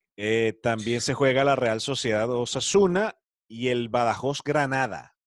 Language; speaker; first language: Spanish; native; Spanish